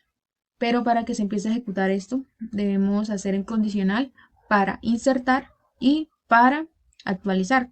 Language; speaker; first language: Spanish; native; Spanish